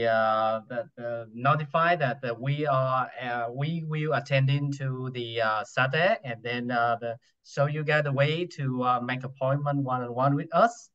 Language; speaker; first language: English; non-native, learner; Vietnamese